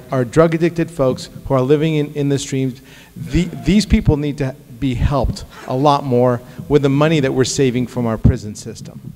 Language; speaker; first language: English; early bilingual, other home language; Arabic